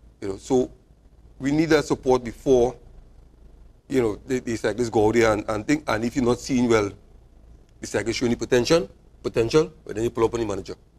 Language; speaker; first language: English; native; English